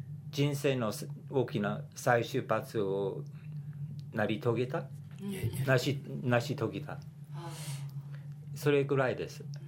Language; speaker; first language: Japanese; non-native, fluent; English